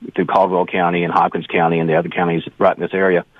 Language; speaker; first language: English; native; English